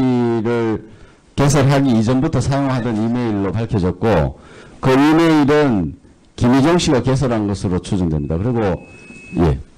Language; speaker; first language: Korean; native; Korean